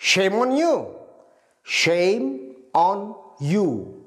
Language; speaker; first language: English; non-native, fluent; Arabic